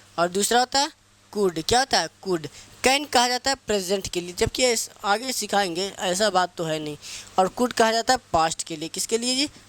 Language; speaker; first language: Hindi; native; Hindi